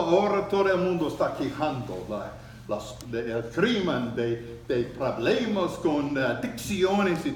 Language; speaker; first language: Spanish; non-native, learner; English